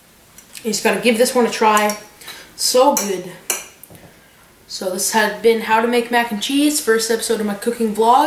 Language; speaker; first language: English; native; English